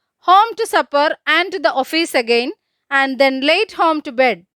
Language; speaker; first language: English; non-native, local second language; Malayalam